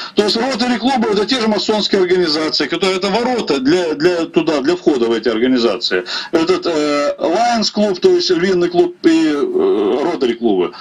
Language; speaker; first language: Russian; native; Russian